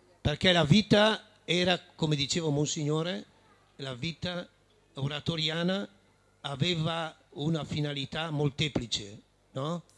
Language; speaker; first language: Italian; native; Italian